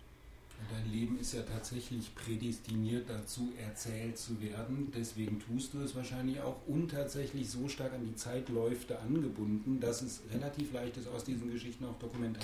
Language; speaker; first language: German; native; German